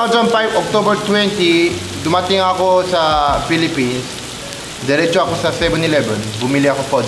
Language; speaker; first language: Filipino; non-native, fluent; Korean